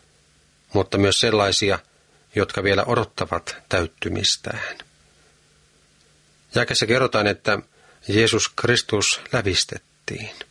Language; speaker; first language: Finnish; native; Finnish